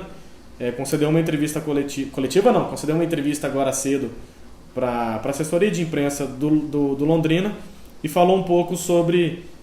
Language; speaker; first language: Portuguese; native; Portuguese